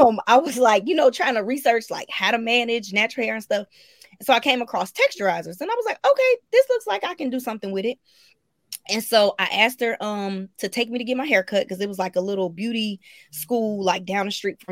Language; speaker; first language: English; native; English